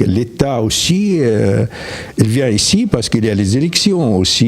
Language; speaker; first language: French; non-native, fluent; Arabic